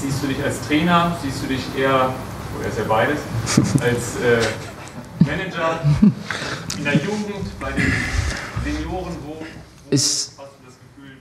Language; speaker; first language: German; native; German